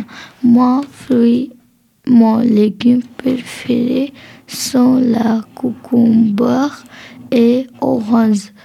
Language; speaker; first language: French; non-native, learner; Nepali